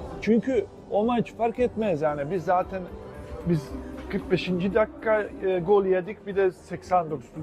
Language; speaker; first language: Turkish; non-native, fluent; Bosnian